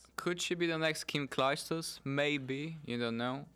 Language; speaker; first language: English; non-native, fluent; Bulgarian